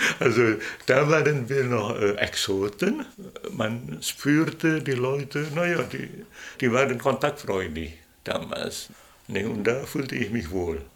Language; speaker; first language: German; non-native, fluent; Indonesian